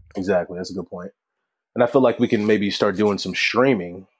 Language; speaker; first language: English; native; English